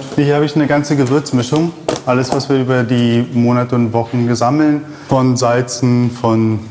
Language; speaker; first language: German; early bilingual, other home language; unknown